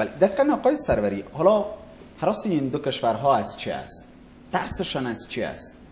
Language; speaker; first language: Persian; native; Persian